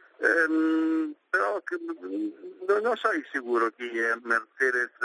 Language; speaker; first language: Spanish; non-native, learner; Italian